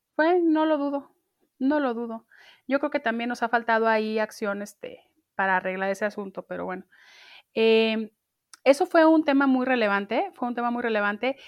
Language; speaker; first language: Spanish; native; Spanish